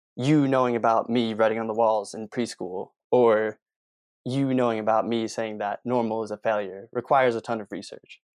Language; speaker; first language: English; native; English